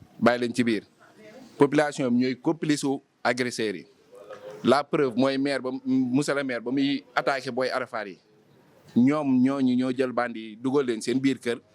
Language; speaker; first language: Wolof; native; Wolof